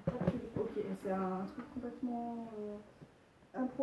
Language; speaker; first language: French; native; French